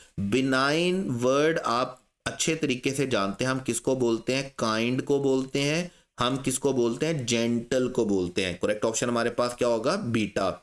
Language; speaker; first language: Urdu; non-native, local second language; Punjabi